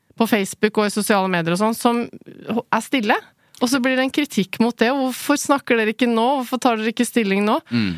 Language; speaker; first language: Norwegian; early bilingual, other home language; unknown